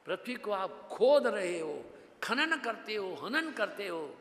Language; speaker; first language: Hindi; non-native, local second language; Gujarati